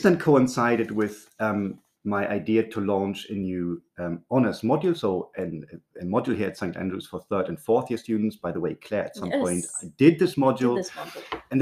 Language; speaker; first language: English; non-native, fluent; German